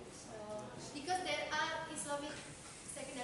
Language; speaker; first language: English; non-native, fluent; Indonesian